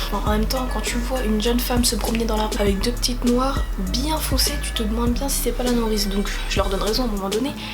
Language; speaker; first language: French; native; French